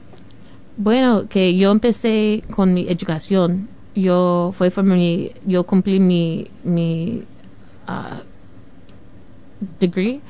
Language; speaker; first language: Spanish; non-native, learner; English